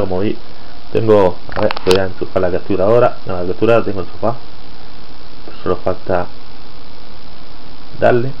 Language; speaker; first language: Spanish; native; Spanish